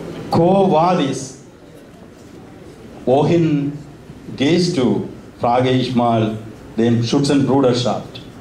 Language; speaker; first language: German; non-native, fluent; Malayalam